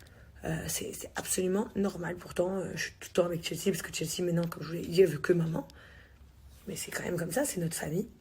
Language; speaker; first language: French; native; French